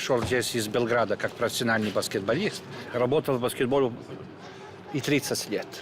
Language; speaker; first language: Russian; non-native, learner; Serbian